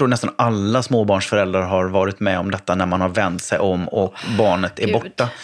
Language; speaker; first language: Swedish; native; Swedish